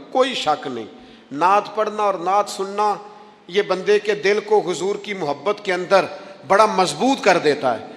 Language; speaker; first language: Urdu; non-native, local second language; Punjabi